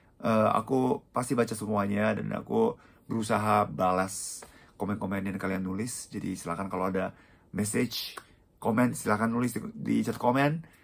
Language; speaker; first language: Indonesian; non-native, fluent; Japanese